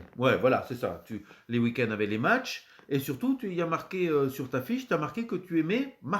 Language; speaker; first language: French; native; French